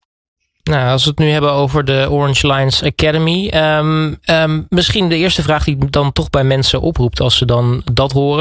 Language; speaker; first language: Dutch; native; Dutch